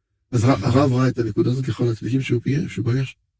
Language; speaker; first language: Hebrew; non-native, fluent; French